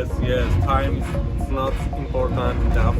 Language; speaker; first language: English; non-native, learner; Persian